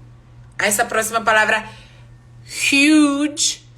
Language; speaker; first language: Portuguese; non-native, fluent; English